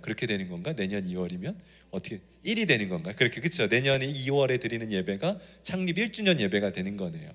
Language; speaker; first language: Korean; native; Korean